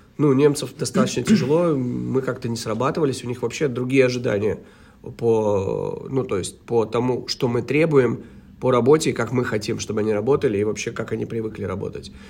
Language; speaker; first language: Russian; early bilingual, heritage; Russian